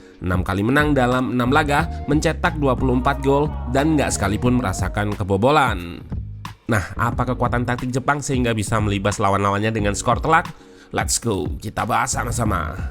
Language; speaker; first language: Indonesian; native; Indonesian